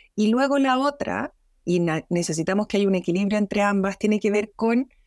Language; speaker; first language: Spanish; native; Spanish